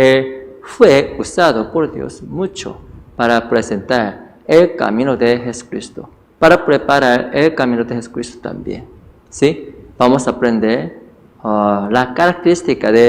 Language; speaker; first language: Spanish; non-native, fluent; Korean